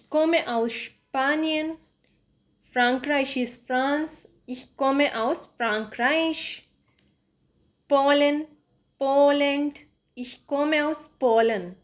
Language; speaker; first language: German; non-native, fluent; Hindi